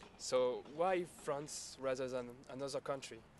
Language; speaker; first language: English; non-native, learner; French